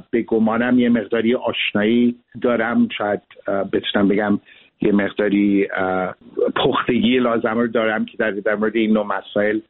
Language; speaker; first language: Persian; early bilingual, heritage; Persian